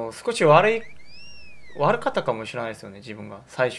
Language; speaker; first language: Japanese; non-native, fluent; Korean